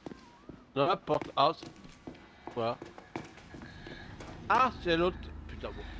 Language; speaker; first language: French; native; French